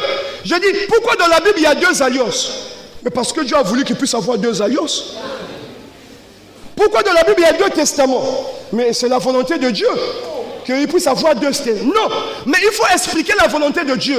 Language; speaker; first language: French; non-native, local second language; Lingala